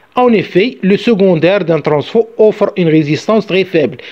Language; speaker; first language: French; non-native, local second language; Arabic